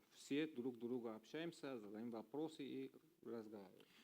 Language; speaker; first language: Russian; non-native, learner; Persian